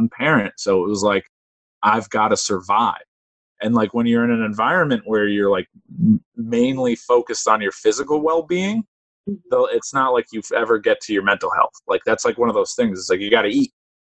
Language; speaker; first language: English; native; English